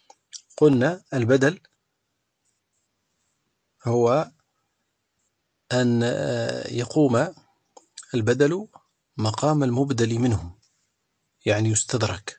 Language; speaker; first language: Arabic; native; Arabic